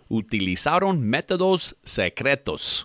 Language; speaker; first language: Spanish; non-native, fluent; English